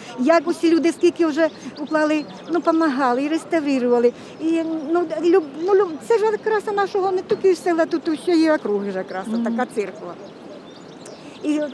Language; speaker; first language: Ukrainian; native; Ukrainian